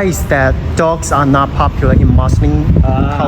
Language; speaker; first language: English; non-native, fluent; Chinese